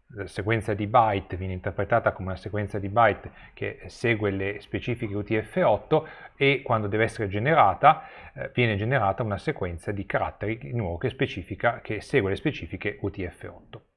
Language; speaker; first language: Italian; native; Italian